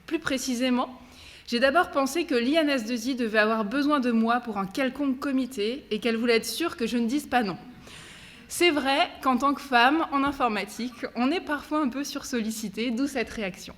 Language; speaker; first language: French; native; French